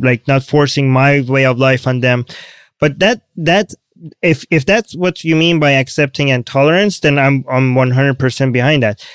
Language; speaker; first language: English; non-native, fluent; Persian